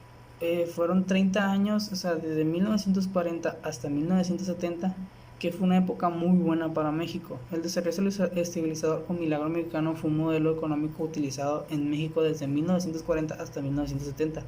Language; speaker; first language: Spanish; native; Spanish